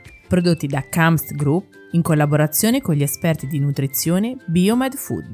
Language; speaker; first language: Italian; native; Italian